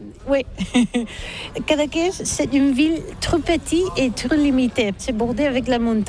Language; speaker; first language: French; non-native, learner; Catalan